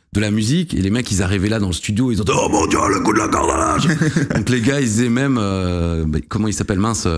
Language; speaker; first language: French; native; French